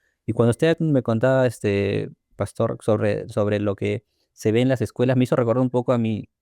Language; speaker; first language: Spanish; native; Spanish